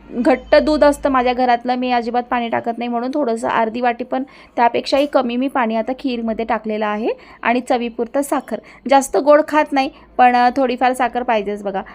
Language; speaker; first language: Marathi; early bilingual, other home language; Hindi